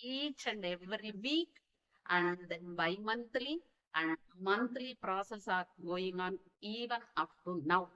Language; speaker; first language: English; non-native, local second language; Tamil